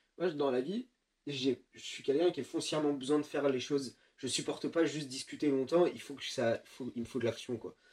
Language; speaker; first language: French; native; French